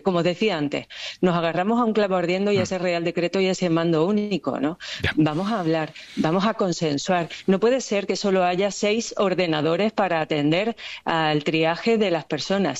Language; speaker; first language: Spanish; native; Spanish